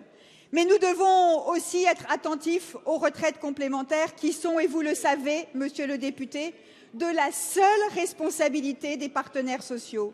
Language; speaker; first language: French; native; French